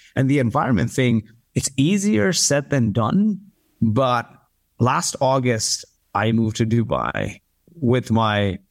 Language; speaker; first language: English; early bilingual, other home language; Arabic